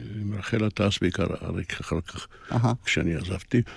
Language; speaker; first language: Hebrew; early bilingual, other home language; Polish